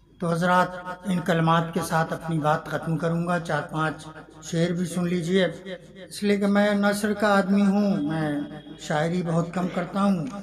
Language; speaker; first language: Urdu; native; Urdu